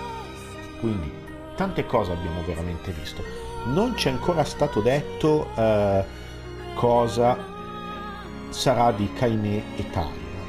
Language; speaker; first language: Italian; native; Italian